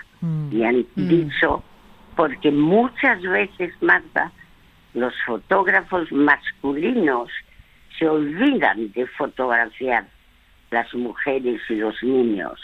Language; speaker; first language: Spanish; early bilingual, other home language; French